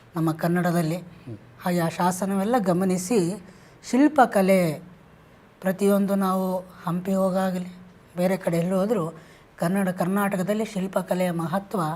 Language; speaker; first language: Kannada; native; Kannada